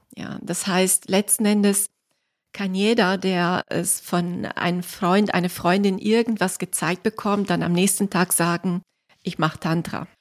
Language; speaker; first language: German; non-native, fluent; Italian